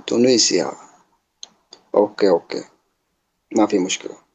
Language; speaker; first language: Arabic; non-native, learner; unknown